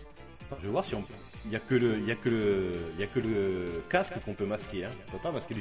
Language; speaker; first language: French; native; French